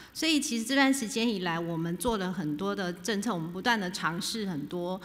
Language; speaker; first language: Chinese; native; Chinese